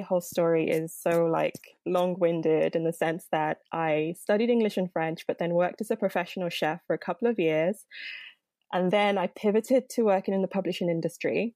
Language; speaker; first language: English; non-native, local second language; Yoruba